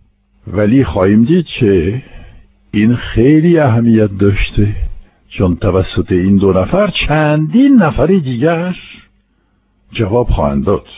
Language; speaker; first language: Persian; non-native, fluent; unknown